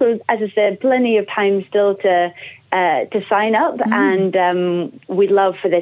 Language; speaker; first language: English; native; English